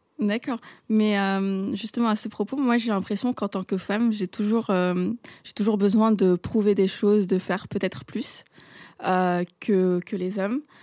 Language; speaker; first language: French; non-native, local second language; Arabic